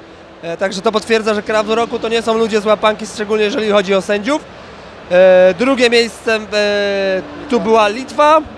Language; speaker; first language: Polish; native; Polish